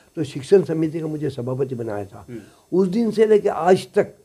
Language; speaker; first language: Hindi; native; Hindi